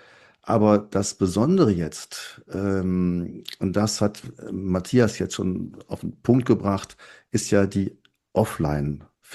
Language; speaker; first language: German; native; German